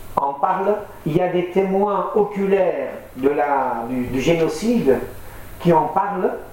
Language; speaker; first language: French; non-native, local second language; Assyrian Neo-Aramaic